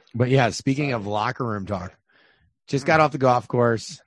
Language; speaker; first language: English; native; English